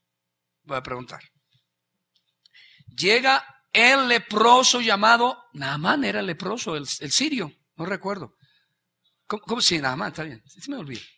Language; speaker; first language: Spanish; native; Spanish